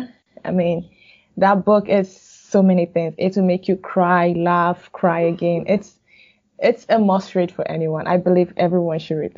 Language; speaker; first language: English; non-native, local second language; Igbo